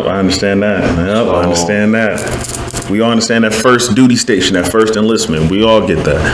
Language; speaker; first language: English; native; English